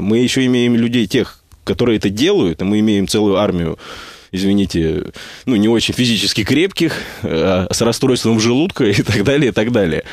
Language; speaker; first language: Russian; native; Russian